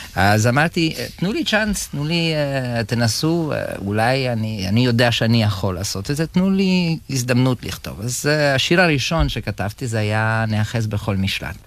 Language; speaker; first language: Hebrew; non-native, fluent; Romanian